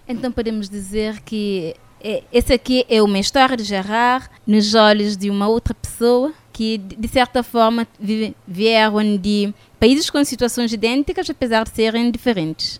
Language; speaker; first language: Portuguese; non-native, local second language; Kabuverdianu